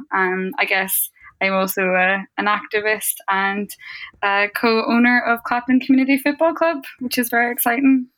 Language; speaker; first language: English; native; English